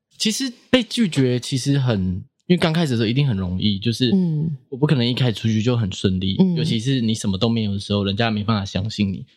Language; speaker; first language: Chinese; native; Chinese